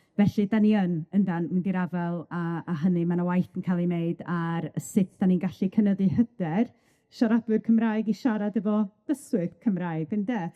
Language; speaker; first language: Welsh; native; Welsh